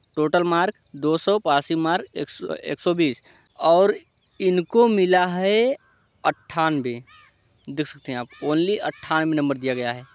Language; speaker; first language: Hindi; native; Hindi